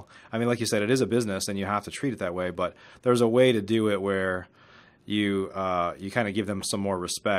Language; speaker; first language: English; native; English